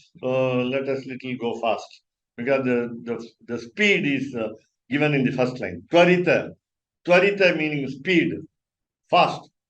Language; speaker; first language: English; non-native, local second language; Tamil